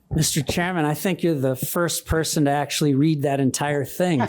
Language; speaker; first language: English; native; English